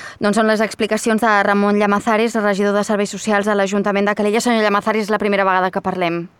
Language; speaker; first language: Catalan; native; Catalan